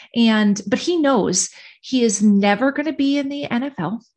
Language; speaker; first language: English; native; English